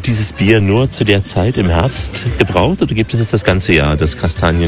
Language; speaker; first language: German; native; German